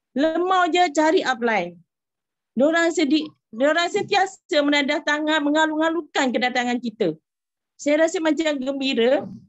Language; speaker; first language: Malay; native; Malay